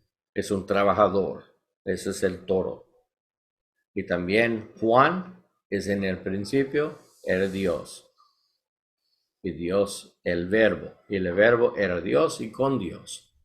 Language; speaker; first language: Spanish; non-native, learner; English